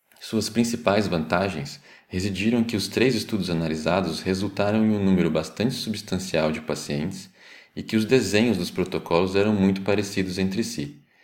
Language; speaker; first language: Portuguese; native; Portuguese